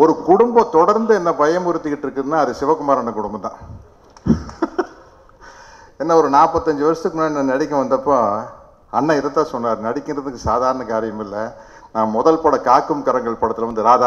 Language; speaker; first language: Tamil; native; Tamil